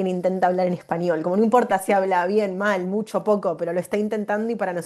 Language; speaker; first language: Spanish; native; Spanish